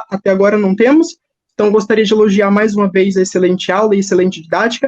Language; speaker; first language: Portuguese; native; Portuguese